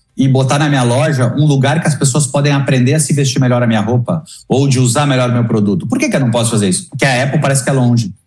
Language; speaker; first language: Portuguese; native; Portuguese